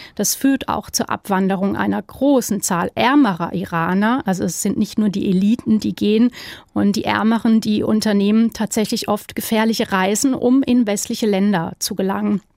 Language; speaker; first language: German; native; German